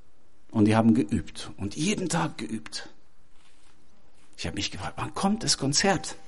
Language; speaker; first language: German; non-native, fluent; Albanian